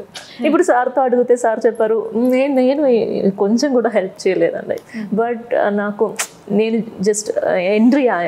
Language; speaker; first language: Telugu; non-native, fluent; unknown